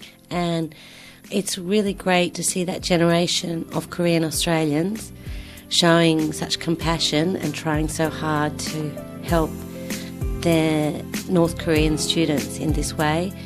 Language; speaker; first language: English; native; English